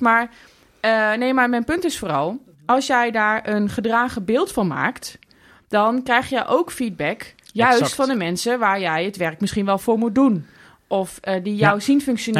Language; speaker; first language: Dutch; native; Dutch